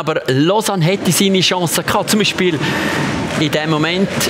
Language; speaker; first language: German; native; German